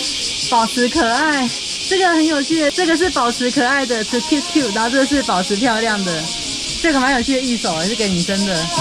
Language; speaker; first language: Chinese; native; Chinese